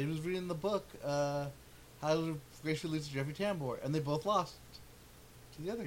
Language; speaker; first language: English; native; English